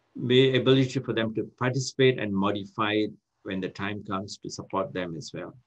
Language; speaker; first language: English; non-native, local second language; Tamil